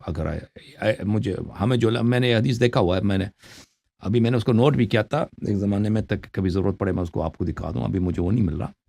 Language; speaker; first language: Urdu; non-native, fluent; Persian